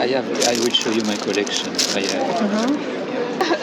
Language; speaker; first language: English; non-native, fluent; French